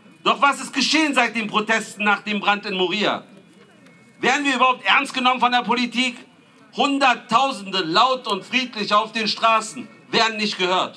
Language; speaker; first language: German; native; German